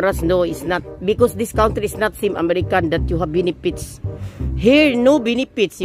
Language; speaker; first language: English; non-native, local second language; Filipino